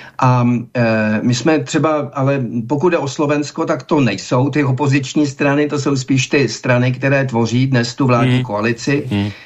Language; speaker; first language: Czech; native; Czech